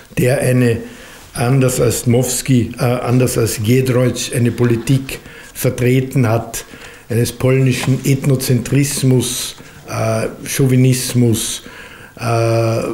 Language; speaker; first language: German; native; German